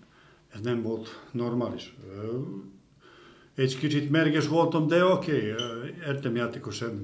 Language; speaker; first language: Hungarian; non-native, learner; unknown